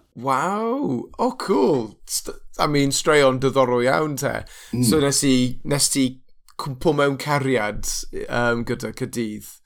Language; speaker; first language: Welsh; non-native, local second language; English